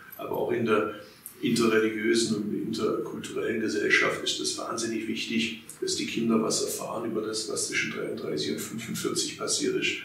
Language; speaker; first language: German; early bilingual, other home language; Turkish